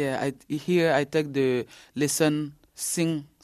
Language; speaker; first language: English; non-native, learner; French